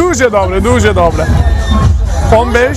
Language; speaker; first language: Ukrainian; non-native, learner; Turkish